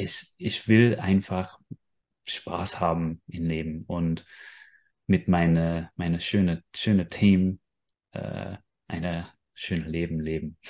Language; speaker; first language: German; non-native, fluent; English